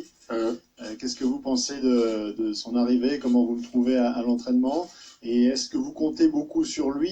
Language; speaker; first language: French; native; French